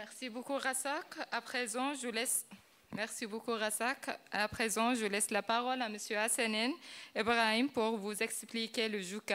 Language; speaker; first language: French; non-native, fluent; Arabic